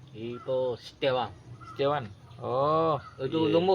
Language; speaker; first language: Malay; non-native, local second language; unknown